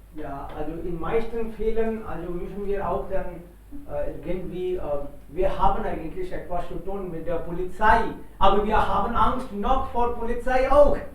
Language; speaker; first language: German; non-native, fluent; Hindi